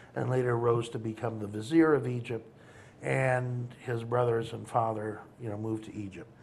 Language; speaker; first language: English; native; English